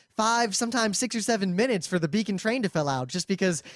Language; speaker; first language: English; native; English